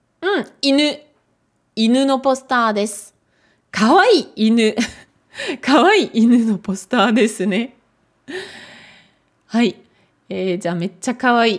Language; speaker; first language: Japanese; non-native, fluent; French